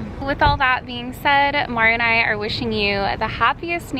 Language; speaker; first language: English; native; English